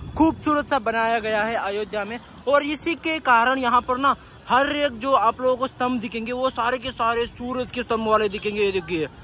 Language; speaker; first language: Hindi; non-native, local second language; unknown